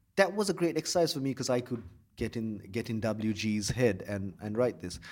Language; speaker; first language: English; non-native, local second language; Sinhala